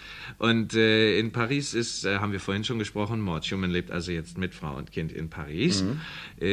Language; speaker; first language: German; native; German